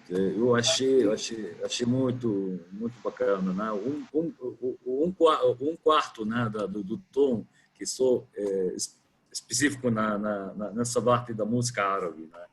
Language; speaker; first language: Portuguese; non-native, fluent; Arabic